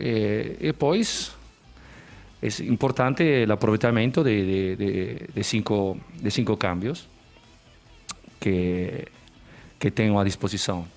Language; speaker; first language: Portuguese; non-native, learner; Spanish